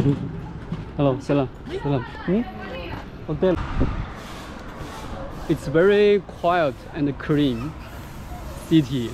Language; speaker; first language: English; non-native, learner; Chinese